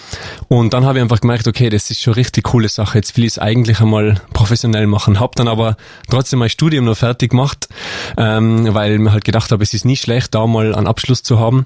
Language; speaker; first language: German; native; German